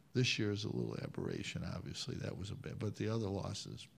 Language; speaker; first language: English; native; English